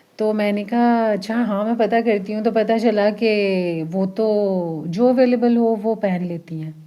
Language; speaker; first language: Urdu; early bilingual, heritage; Urdu